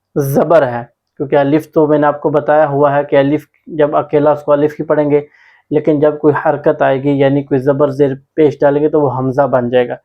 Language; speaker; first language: Urdu; non-native, local second language; Punjabi